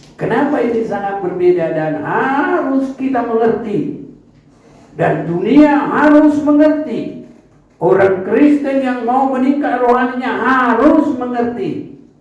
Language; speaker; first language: Indonesian; non-native, local second language; Batak Toba